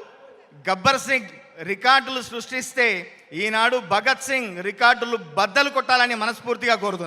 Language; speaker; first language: Telugu; native; Telugu